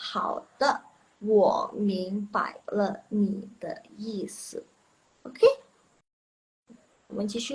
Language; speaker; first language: Chinese; non-native, local second language; Indonesian